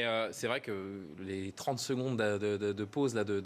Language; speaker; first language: French; native; French